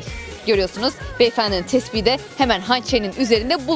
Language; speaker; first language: Turkish; native; Turkish